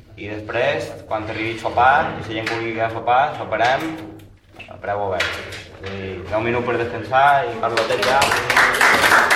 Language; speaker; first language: Catalan; native; Catalan